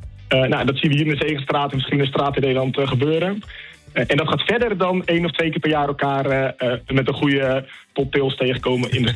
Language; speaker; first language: Dutch; native; Dutch